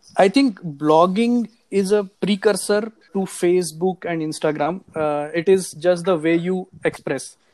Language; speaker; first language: English; non-native, local second language; Hindi